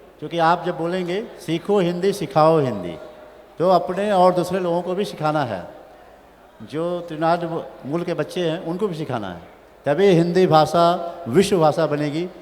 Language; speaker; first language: Hindi; native; Hindi